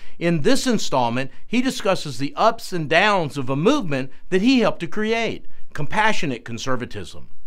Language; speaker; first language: English; native; English